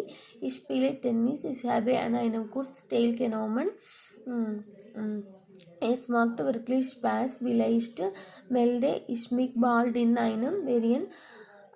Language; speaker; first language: German; non-native, learner; Malayalam